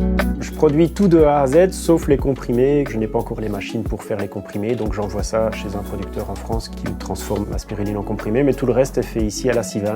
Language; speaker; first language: French; native; French